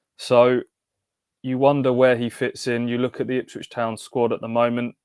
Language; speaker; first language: English; native; English